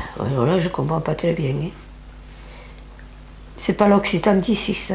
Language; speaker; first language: French; native; French